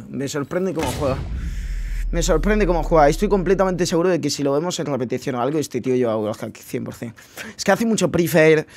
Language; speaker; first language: Spanish; native; Spanish